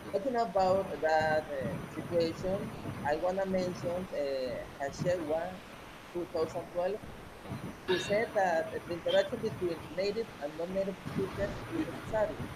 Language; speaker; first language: English; non-native, fluent; Spanish